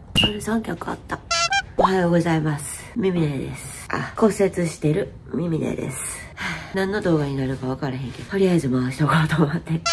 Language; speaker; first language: Japanese; native; Japanese